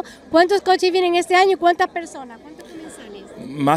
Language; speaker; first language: Spanish; native; Spanish